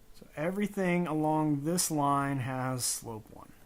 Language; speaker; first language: English; native; English